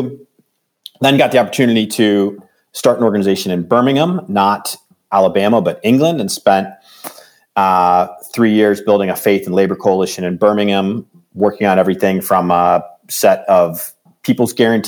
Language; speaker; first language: English; native; English